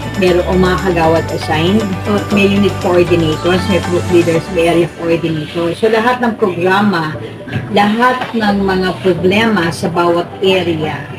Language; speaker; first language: Filipino; native; Filipino